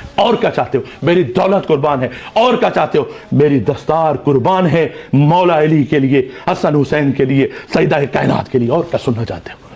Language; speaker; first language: Urdu; non-native, local second language; Saraiki